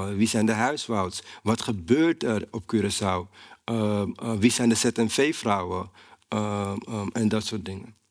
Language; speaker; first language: Dutch; native; Dutch